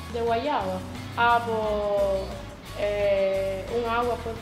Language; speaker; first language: Spanish; native; Spanish